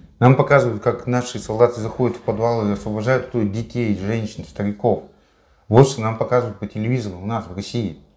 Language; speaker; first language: Russian; native; Russian